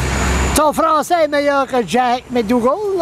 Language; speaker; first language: French; native; French